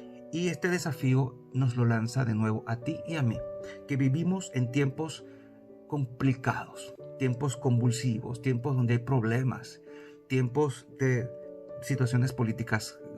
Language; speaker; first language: Spanish; native; Spanish